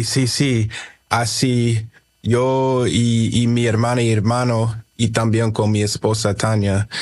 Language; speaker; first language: Spanish; early bilingual, heritage; English